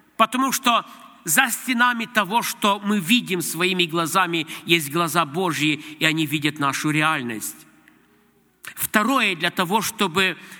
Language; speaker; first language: Russian; non-native, local second language; Ukrainian